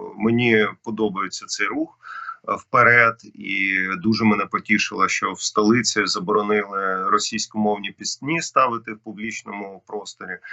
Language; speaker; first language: Ukrainian; non-native, local second language; Russian